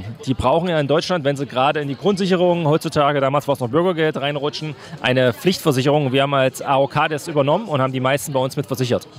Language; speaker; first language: German; native; German